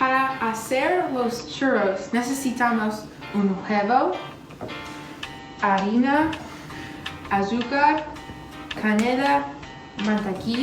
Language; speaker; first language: Spanish; non-native, learner; English